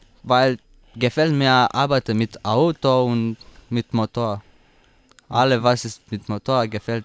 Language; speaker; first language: German; non-native, learner; Romanian